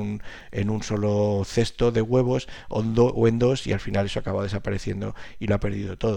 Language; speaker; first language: Spanish; native; Spanish